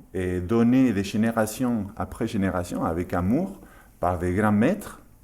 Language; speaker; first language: French; non-native, fluent; Spanish